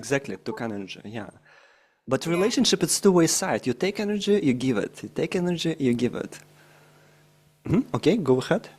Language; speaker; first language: English; non-native, fluent; Russian